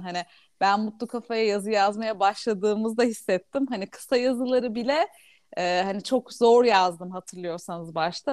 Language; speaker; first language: Turkish; native; Turkish